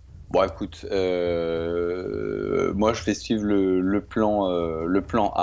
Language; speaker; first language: French; native; French